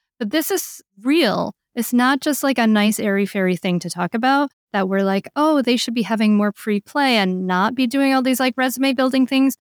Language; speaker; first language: English; native; English